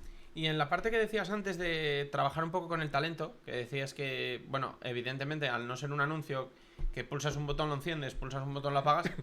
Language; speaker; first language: Spanish; native; Spanish